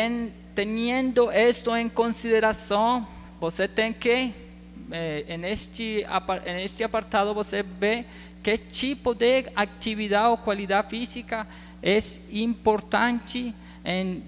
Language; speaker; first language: Portuguese; non-native, learner; Spanish